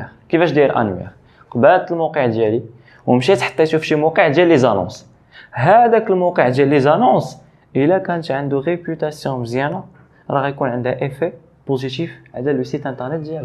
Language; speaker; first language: Arabic; native; Arabic